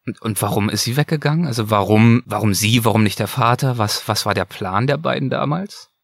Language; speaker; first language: German; native; German